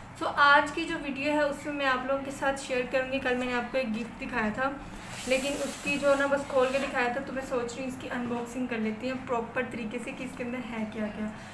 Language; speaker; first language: Urdu; non-native, local second language; Punjabi